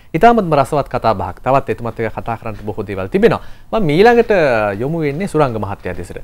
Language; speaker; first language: Sinhala; native; Sinhala